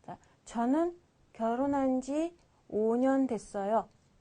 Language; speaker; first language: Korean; non-native, fluent; Mongolian